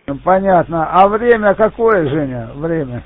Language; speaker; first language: Russian; native; Russian